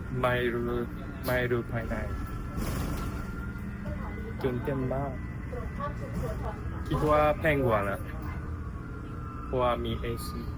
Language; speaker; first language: Thai; non-native, learner; Japanese